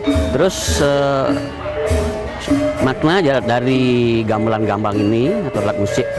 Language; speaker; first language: Indonesian; non-native, local second language; Balinese